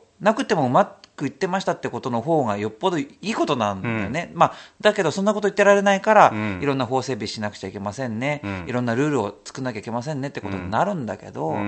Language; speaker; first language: Japanese; native; Japanese